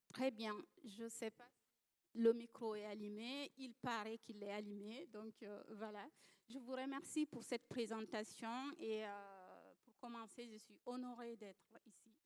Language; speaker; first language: French; non-native, local second language; Fula